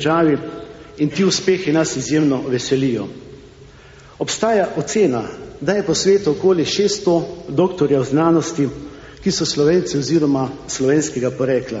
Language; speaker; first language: Slovenian; native; Slovenian